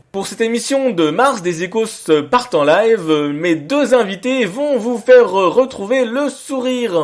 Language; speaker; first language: French; native; French